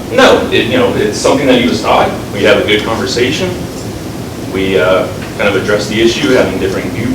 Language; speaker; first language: English; native; English